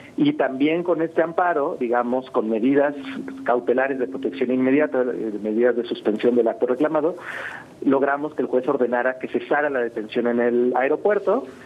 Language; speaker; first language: Spanish; native; Spanish